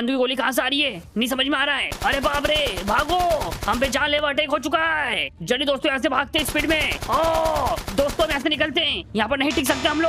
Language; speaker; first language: Hindi; native; Hindi